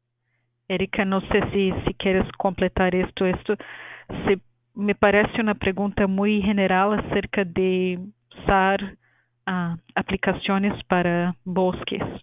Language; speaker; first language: Spanish; non-native, fluent; Portuguese